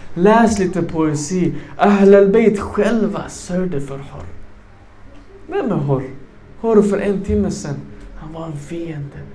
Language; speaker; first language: Swedish; non-native, fluent; Arabic